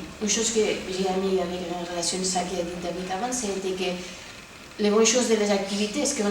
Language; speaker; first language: French; non-native, fluent; Spanish